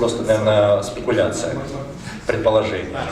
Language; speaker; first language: Russian; native; Russian